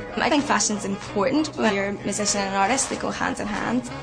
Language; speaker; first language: English; native; English